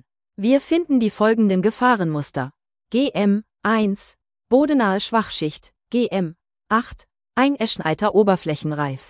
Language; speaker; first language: German; native; German